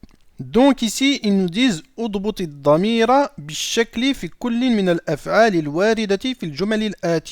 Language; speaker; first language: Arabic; non-native, fluent; French